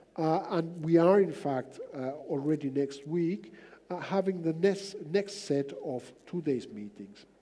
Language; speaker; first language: English; non-native, fluent; Danish